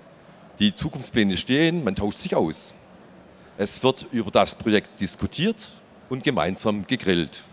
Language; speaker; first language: German; native; German